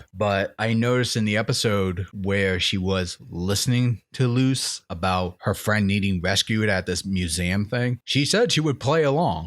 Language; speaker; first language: English; native; English